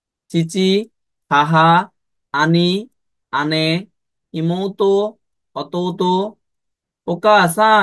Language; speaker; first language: Japanese; non-native, fluent; Bangla